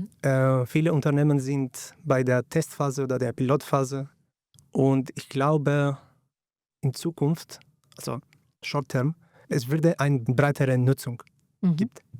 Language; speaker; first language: German; non-native, fluent; Greek